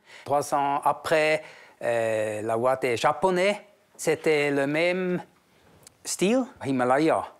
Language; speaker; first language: French; non-native, fluent; German